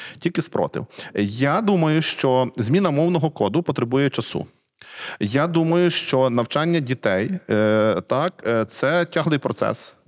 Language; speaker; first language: Ukrainian; native; Ukrainian